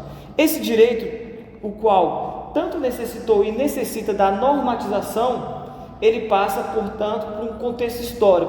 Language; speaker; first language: Portuguese; native; Portuguese